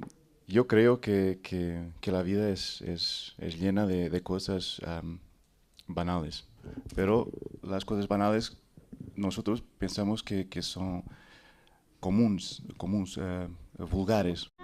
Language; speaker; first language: Spanish; non-native, fluent; Portuguese